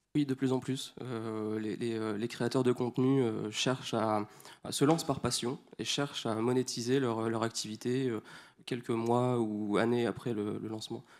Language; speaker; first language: French; native; French